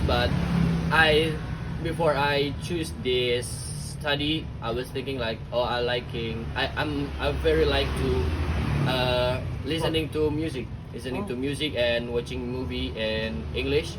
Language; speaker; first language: English; non-native, learner; Indonesian